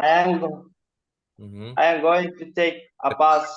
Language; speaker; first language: English; non-native, learner; Spanish